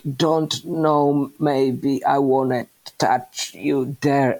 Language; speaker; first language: English; non-native, fluent; Polish